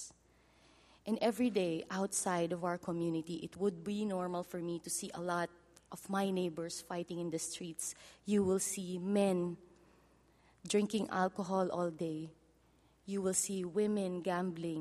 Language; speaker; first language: English; non-native, local second language; Filipino